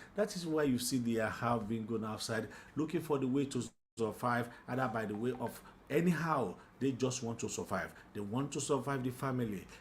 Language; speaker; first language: English; non-native, local second language; Yoruba